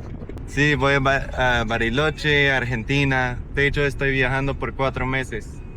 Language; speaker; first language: Spanish; non-native, learner; English